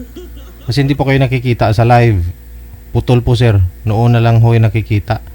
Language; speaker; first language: Filipino; native; Filipino